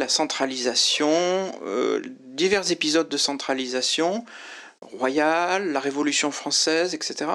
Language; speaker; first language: French; native; French